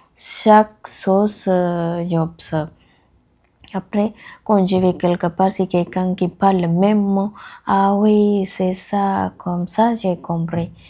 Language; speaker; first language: French; non-native, learner; Tamil